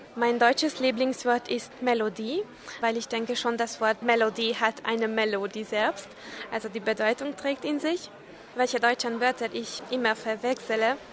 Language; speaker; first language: German; non-native, fluent; Hungarian